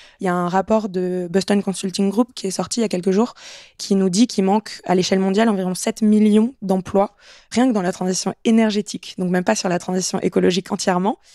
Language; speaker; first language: French; native; French